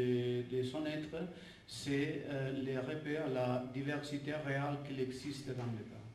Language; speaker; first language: French; non-native, fluent; Catalan